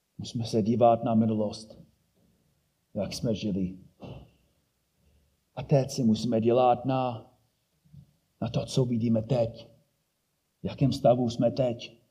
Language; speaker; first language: Czech; non-native, fluent; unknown